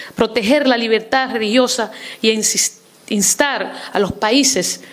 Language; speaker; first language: Spanish; early bilingual, heritage; Spanish